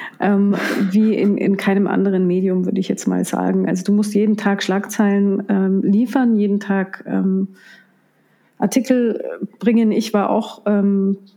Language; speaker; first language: German; native; German